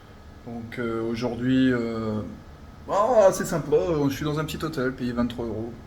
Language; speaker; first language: French; native; French